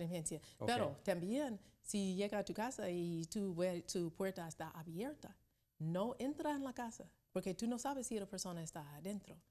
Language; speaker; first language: Spanish; non-native, learner; English